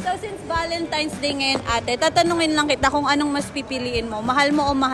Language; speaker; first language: Filipino; native; Filipino